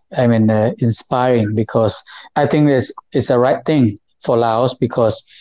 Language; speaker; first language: English; non-native, learner; Lao